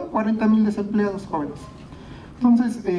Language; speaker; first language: Spanish; native; Spanish